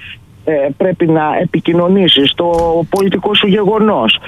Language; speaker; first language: Greek; native; Greek